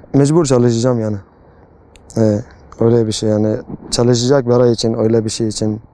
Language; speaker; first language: Turkish; non-native, learner; Arabic